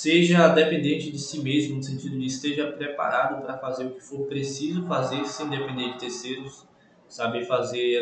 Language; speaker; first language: Portuguese; native; Portuguese